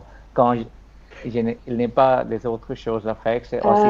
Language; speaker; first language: French; non-native, learner; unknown